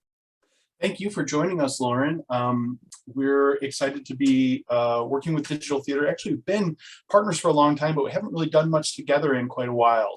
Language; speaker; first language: English; native; English